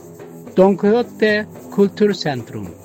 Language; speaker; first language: German; non-native, learner; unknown